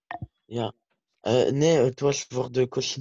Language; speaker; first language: Dutch; non-native, learner; French